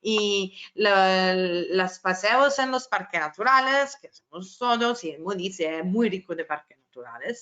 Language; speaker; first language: Spanish; non-native, fluent; Italian